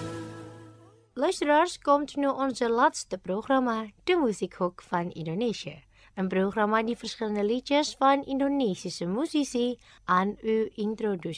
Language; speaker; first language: Dutch; non-native, fluent; Indonesian